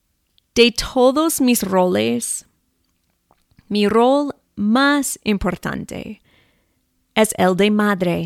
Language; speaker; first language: Spanish; non-native, fluent; English